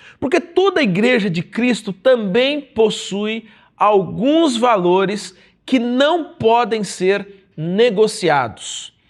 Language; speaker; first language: Portuguese; native; Portuguese